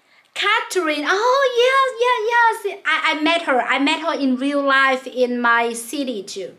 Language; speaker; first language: English; non-native, local second language; Vietnamese